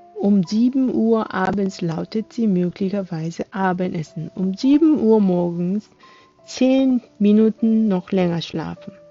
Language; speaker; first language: German; non-native, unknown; Korean